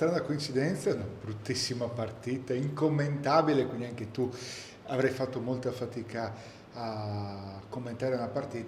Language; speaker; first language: Italian; native; Italian